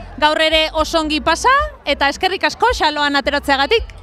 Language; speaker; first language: Basque; native; Basque